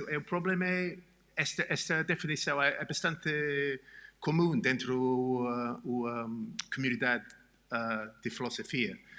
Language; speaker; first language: Portuguese; non-native, learner; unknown